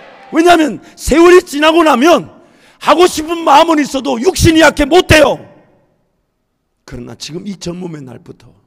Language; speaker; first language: Korean; native; Korean